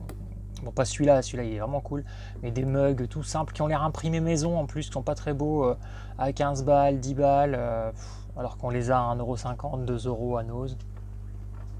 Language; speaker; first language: French; native; French